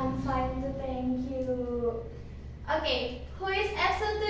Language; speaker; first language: English; non-native, fluent; Indonesian